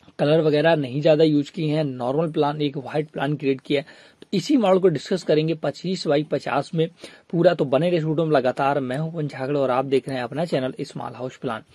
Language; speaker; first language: Hindi; native; Hindi